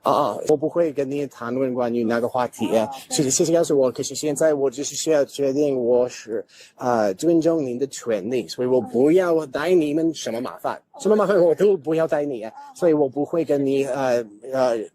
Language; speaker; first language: Chinese; non-native, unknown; English